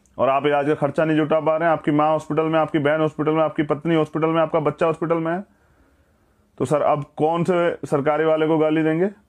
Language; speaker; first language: Hindi; native; Hindi